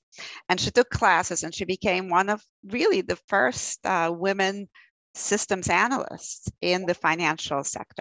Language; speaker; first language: English; early bilingual, other home language; Russian